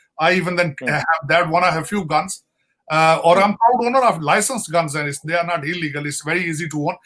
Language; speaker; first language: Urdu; non-native, local second language; Punjabi